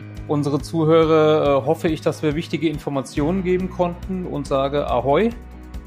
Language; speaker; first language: German; native; German